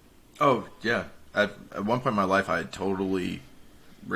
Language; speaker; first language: English; native; English